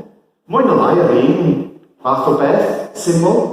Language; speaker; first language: Welsh; non-native, fluent; English